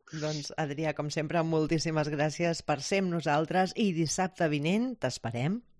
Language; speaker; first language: Catalan; native; Catalan